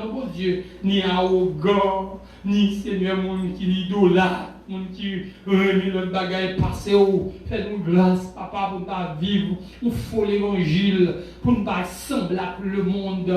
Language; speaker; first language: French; non-native, local second language; Haitian Creole